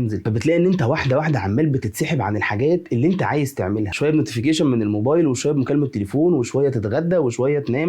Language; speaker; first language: Arabic; native; Arabic